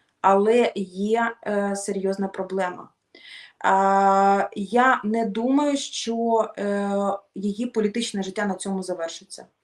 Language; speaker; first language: Ukrainian; non-native, local second language; Russian